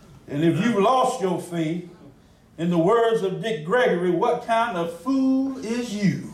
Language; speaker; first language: English; native; English